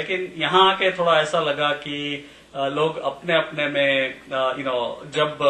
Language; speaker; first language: Hindi; native; Hindi